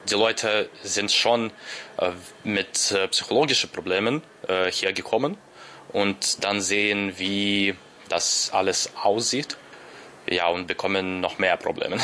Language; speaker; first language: German; non-native, learner; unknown